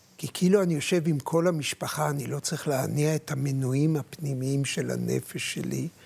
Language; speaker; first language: Hebrew; native; Hebrew